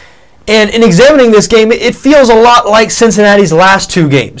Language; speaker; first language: English; native; English